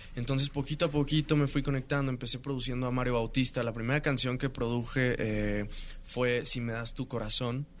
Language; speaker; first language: Spanish; native; Spanish